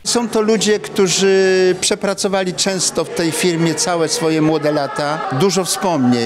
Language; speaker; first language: Polish; native; Polish